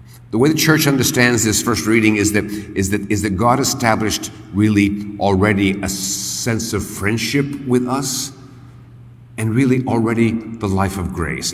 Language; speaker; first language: English; early bilingual, other home language; Spanish